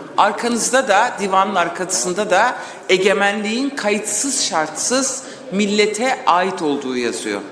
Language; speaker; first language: Turkish; non-native, local second language; Kurdish